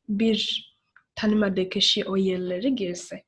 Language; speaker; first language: Turkish; non-native, learner; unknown